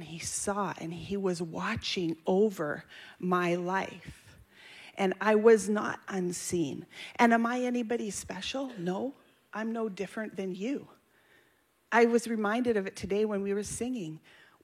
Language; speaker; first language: English; native; English